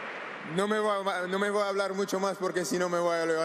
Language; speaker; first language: Spanish; non-native, learner; French